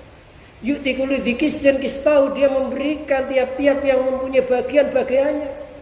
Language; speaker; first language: Indonesian; native; Indonesian